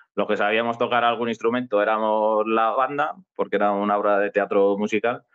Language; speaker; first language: Spanish; native; Spanish